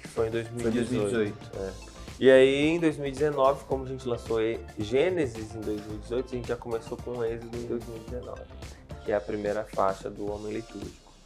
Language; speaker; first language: Portuguese; native; Portuguese